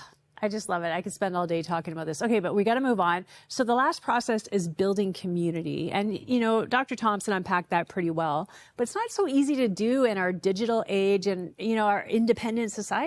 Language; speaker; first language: English; native; English